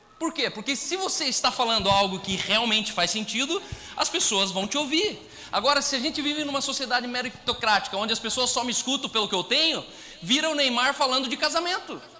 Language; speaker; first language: Portuguese; native; Portuguese